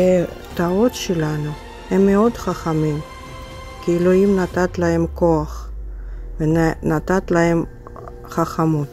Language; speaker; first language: Hebrew; non-native, learner; Russian